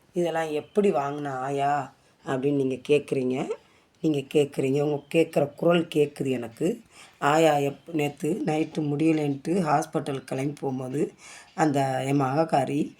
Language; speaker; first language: Tamil; native; Tamil